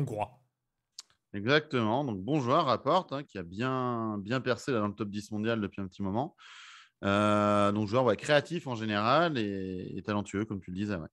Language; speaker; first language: French; native; French